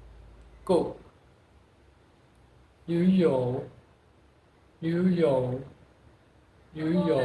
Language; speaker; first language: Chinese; non-native, fluent; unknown